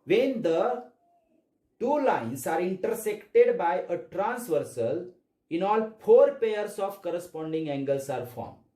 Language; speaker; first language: English; non-native, local second language; Marathi